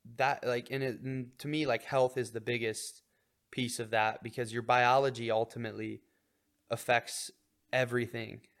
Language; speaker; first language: English; native; English